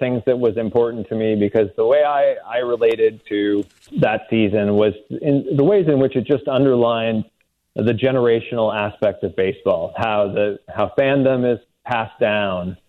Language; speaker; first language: English; native; English